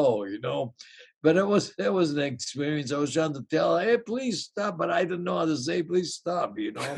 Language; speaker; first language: English; non-native, fluent; Italian